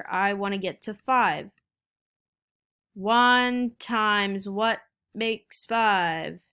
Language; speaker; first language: English; native; English